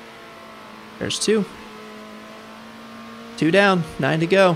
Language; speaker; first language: English; native; English